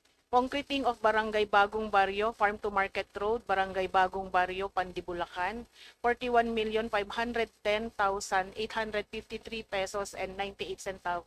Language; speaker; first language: Filipino; native; Filipino